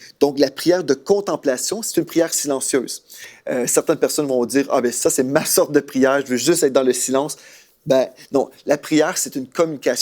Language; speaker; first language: French; native; French